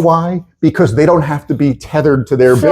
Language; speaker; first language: English; native; English